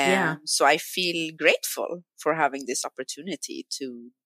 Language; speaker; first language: English; non-native, fluent; Swedish